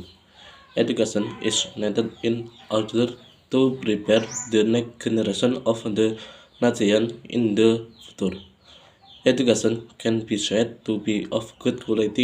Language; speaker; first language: English; non-native, learner; Indonesian